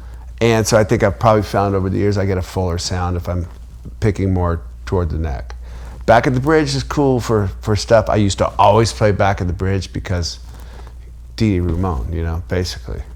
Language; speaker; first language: English; native; English